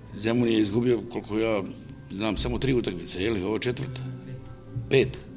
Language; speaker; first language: Bosnian; native; Bosnian